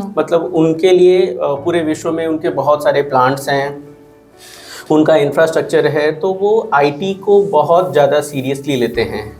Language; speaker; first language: Hindi; native; Hindi